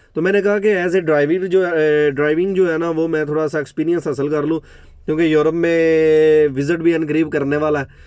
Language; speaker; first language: Urdu; non-native, local second language; Punjabi